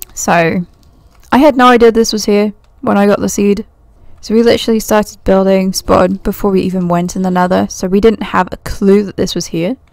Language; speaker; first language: English; native; English